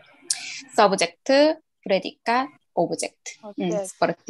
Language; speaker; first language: Indonesian; non-native, learner; Korean